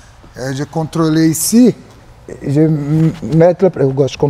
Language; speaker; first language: French; non-native, learner; Portuguese